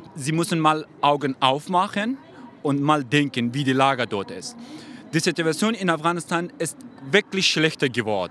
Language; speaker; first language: German; non-native, fluent; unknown